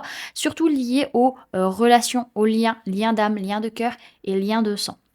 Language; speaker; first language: French; native; French